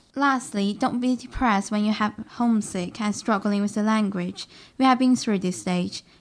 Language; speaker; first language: English; non-native, fluent; Russian